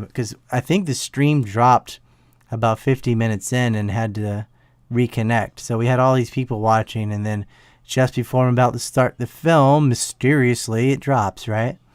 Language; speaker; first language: English; native; English